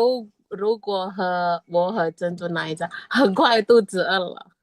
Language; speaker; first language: Chinese; non-native, learner; Indonesian